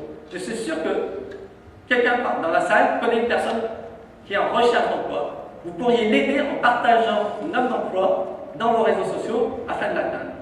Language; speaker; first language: French; native; French